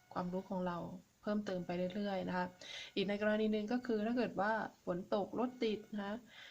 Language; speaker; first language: Thai; native; Thai